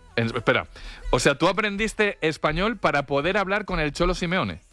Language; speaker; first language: Spanish; native; Spanish